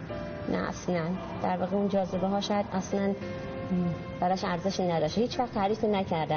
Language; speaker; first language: Persian; native; Persian